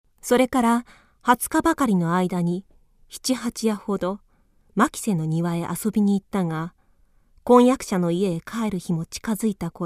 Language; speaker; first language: Japanese; native; Japanese